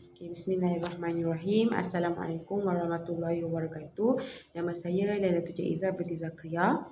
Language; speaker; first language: Malay; native; Malay